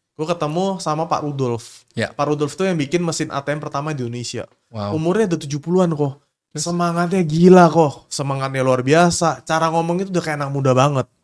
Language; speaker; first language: Indonesian; native; Indonesian